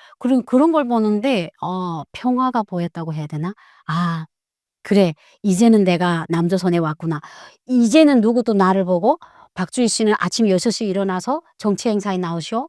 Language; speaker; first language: Korean; native; Korean